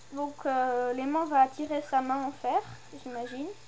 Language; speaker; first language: French; native; French